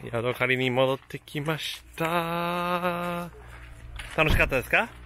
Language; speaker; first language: Japanese; non-native, fluent; English